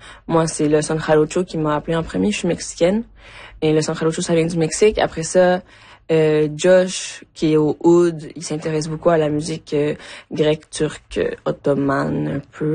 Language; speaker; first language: French; native; French